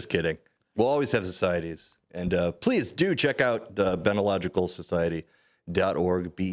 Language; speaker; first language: English; native; English